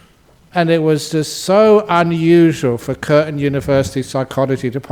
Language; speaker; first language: English; native; English